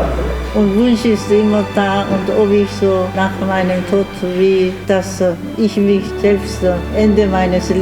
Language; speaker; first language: German; non-native, fluent; Korean